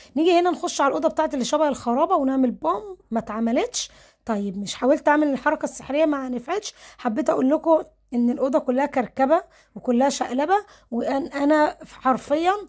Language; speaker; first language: Arabic; native; Arabic